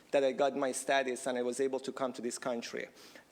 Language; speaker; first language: English; non-native, fluent; Persian